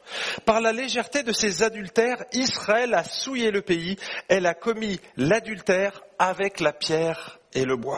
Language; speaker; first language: French; native; French